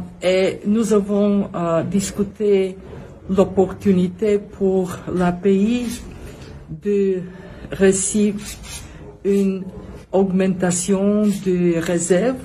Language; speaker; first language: French; non-native, learner; Bulgarian